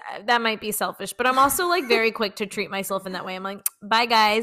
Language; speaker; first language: English; native; English